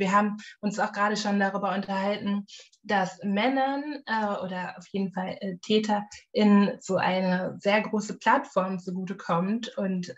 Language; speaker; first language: German; native; German